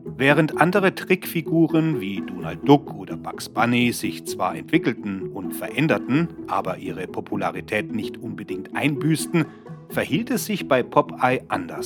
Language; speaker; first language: German; native; German